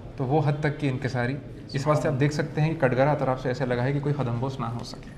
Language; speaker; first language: Urdu; native; Urdu